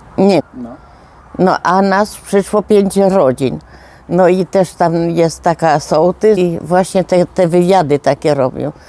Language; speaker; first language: Polish; non-native, local second language; Rusyn